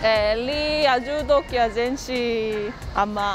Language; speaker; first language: Portuguese; non-native, fluent; Korean